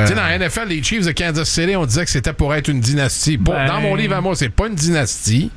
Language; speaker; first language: French; native; French